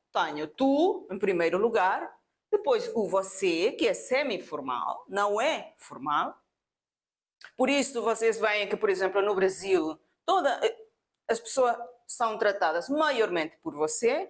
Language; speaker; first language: Portuguese; non-native, fluent; Spanish